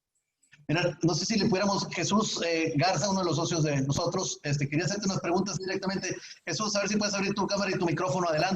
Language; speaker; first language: Spanish; native; Spanish